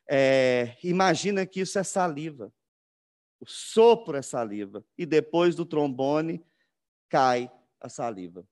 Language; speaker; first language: Portuguese; native; Portuguese